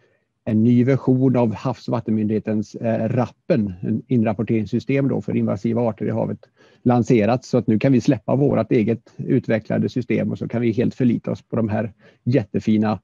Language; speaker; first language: Swedish; native; Swedish